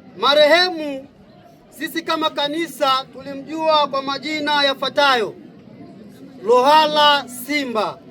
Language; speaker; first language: Swahili; non-native, local second language; Bembe